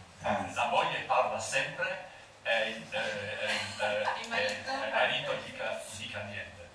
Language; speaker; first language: Italian; non-native, learner; English